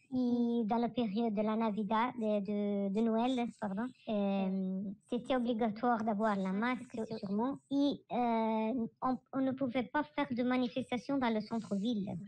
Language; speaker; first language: French; non-native, learner; Italian